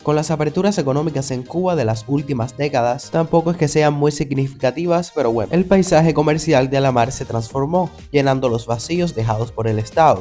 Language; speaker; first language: Spanish; native; Spanish